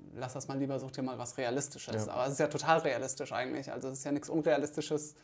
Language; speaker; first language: German; native; German